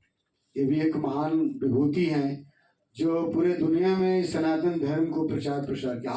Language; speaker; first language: Hindi; native; Hindi